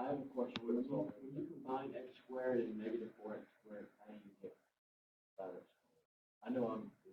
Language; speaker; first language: English; native; English